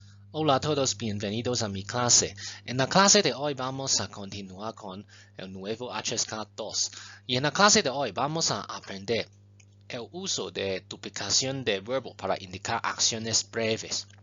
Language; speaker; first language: Spanish; non-native, fluent; Chinese